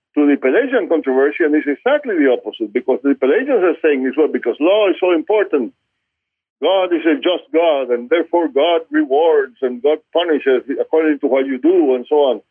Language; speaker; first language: English; non-native, fluent; Spanish